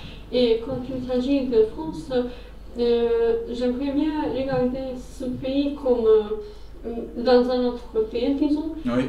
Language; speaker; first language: French; non-native, fluent; Serbian